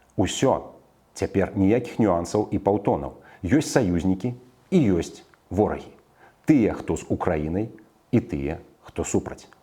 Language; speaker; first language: Belarusian; native; Belarusian